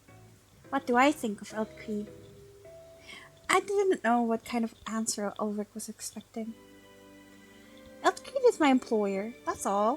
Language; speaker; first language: English; native; English